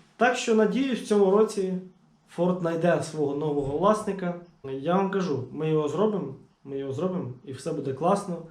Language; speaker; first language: Ukrainian; native; Ukrainian